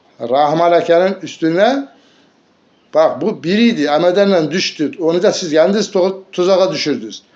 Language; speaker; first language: Turkish; native; Turkish